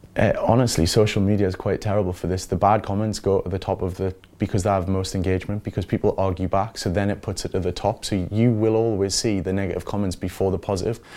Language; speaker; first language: English; native; English